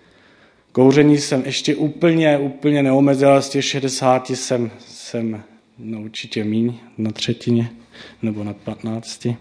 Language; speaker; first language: Czech; non-native, fluent; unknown